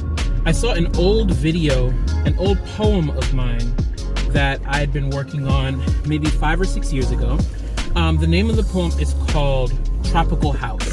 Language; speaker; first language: English; native; English